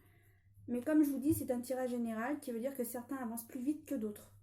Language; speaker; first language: French; native; French